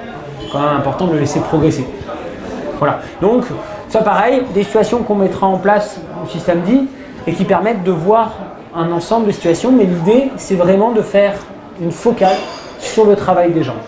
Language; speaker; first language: French; native; French